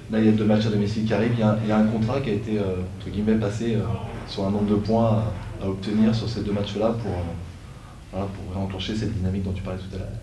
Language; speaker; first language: French; native; French